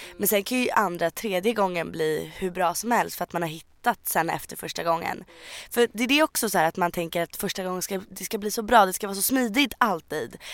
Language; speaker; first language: Swedish; native; Swedish